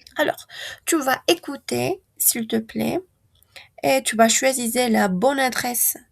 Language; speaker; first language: French; non-native, fluent; Spanish